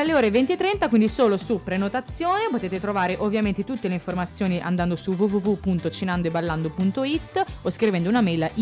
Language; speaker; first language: Italian; native; Italian